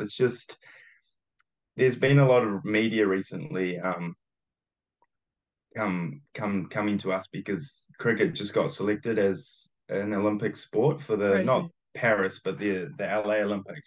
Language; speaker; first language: English; early bilingual, other home language; Japanese